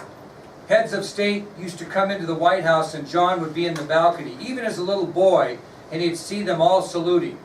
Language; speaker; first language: English; native; English